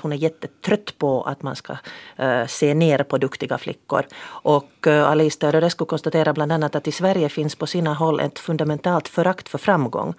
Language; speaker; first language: Swedish; native; Swedish